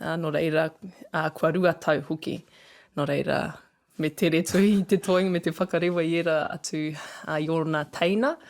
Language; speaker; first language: Māori; native; Māori